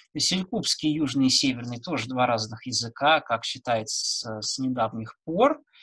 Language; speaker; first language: Russian; native; Russian